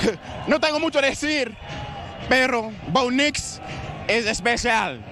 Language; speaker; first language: Spanish; non-native, learner; English